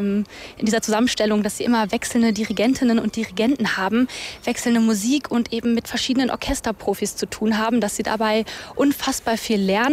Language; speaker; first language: German; native; German